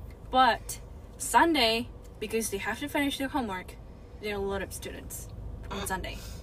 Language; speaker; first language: English; non-native, fluent; Japanese